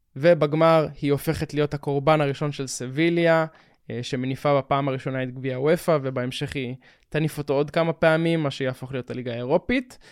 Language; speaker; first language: Hebrew; native; Hebrew